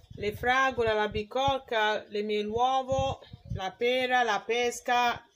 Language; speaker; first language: Italian; non-native, learner; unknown